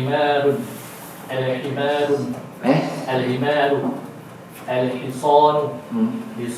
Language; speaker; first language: Arabic; non-native, learner; Indonesian